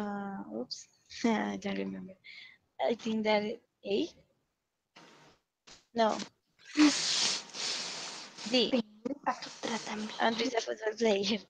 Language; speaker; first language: English; non-native, learner; Spanish